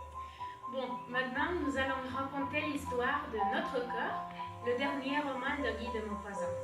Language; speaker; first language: French; non-native, learner; Spanish